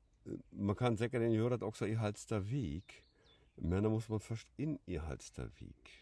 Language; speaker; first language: Swedish; non-native, fluent; German